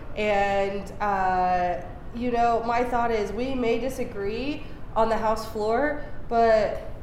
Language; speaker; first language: English; native; English